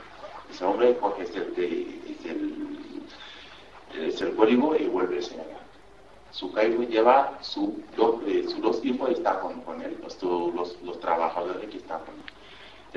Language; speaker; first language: Spanish; non-native, learner; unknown